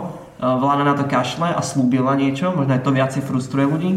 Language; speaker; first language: Slovak; native; Slovak